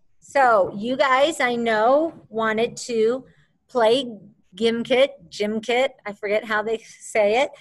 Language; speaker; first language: English; native; English